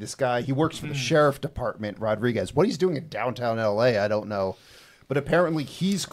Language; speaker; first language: English; native; English